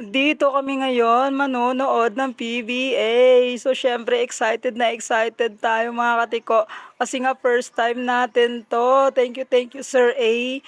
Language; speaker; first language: Filipino; non-native, local second language; Hiligaynon